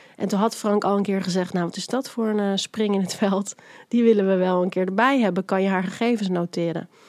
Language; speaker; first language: Dutch; native; Dutch